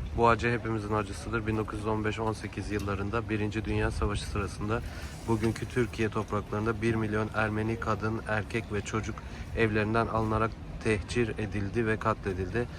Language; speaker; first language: Turkish; native; Turkish